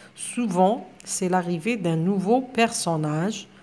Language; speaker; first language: French; non-native, local second language; Arabic